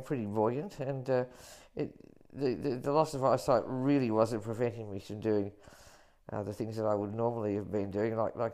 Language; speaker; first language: English; native; English